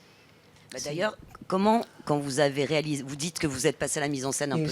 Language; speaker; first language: French; native; French